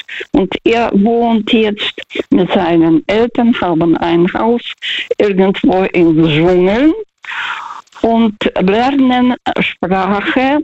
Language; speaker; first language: German; early bilingual, heritage; Russian